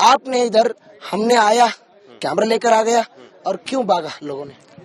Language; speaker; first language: Hindi; non-native, local second language; Kannada